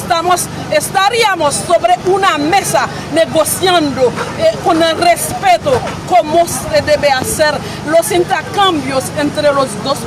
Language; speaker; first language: Spanish; non-native, local second language; Haitian Creole